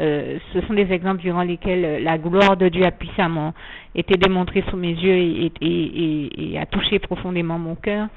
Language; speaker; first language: French; native; French